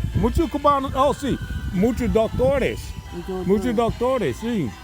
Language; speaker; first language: Spanish; non-native, learner; English